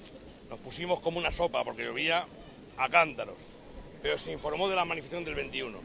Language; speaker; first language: Spanish; native; Spanish